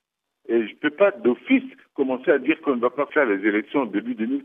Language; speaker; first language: French; non-native, local second language; Sango